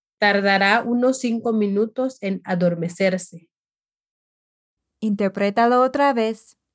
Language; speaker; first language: Spanish; non-native, fluent; English